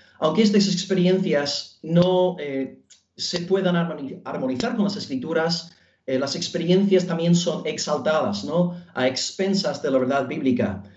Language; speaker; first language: Spanish; non-native, fluent; English